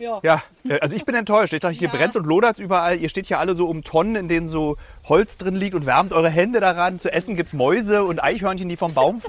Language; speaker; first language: German; native; German